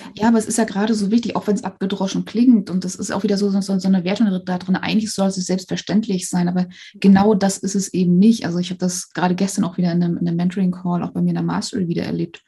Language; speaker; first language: German; native; German